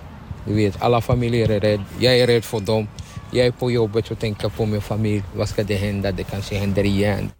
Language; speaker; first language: Swedish; non-native, learner; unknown